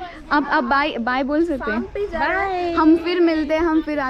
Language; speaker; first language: Hindi; non-native, local second language; Telugu